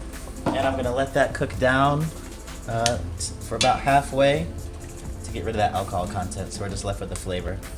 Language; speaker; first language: English; native; English